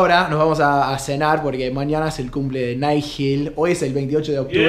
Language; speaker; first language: Spanish; non-native, fluent; English